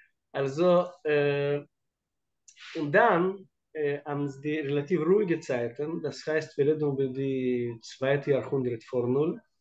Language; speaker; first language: German; non-native, fluent; Russian